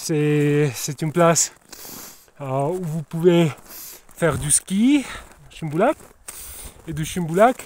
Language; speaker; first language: French; non-native, learner; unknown